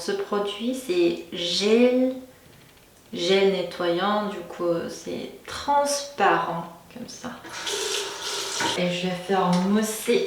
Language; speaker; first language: French; non-native, fluent; Korean